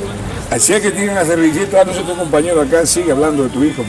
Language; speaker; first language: Spanish; native; Spanish